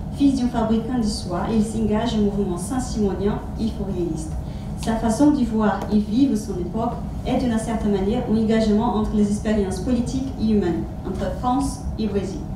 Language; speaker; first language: French; non-native, fluent; Portuguese